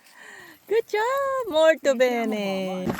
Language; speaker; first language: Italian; non-native, learner; Korean